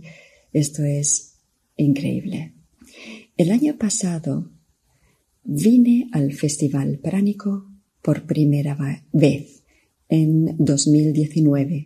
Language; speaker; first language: Spanish; non-native, fluent; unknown